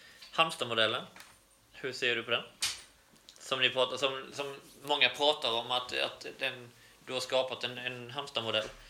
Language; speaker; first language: Swedish; native; Swedish